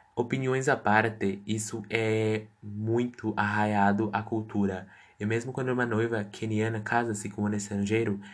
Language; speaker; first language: Portuguese; non-native, fluent; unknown